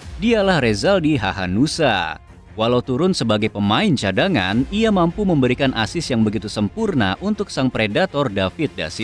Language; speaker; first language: Indonesian; native; Indonesian